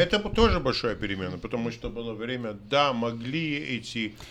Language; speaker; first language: Russian; non-native, fluent; English